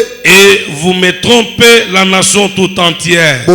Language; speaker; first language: French; non-native, local second language; Lingala